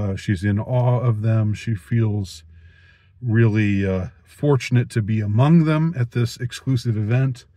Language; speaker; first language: English; native; English